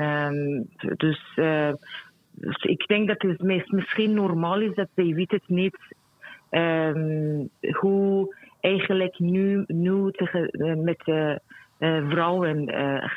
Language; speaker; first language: Dutch; non-native, fluent; Persian